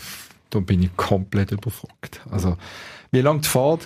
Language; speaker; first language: German; native; German